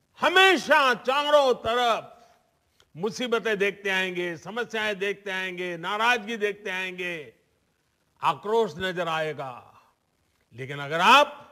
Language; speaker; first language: Hindi; non-native, local second language; Gujarati